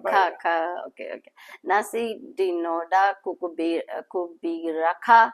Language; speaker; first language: Shona; non-native, learner; Urdu